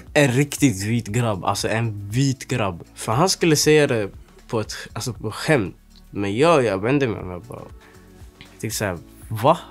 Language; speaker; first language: Swedish; early bilingual, other home language; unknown